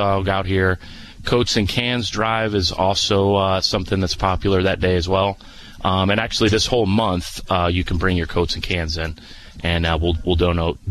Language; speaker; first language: English; native; English